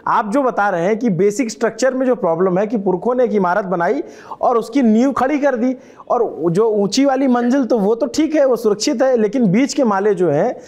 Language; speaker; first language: Hindi; native; Hindi